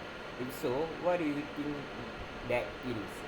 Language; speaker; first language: English; non-native, local second language; Malay